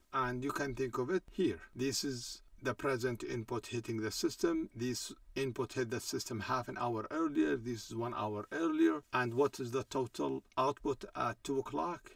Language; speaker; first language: English; non-native, fluent; Arabic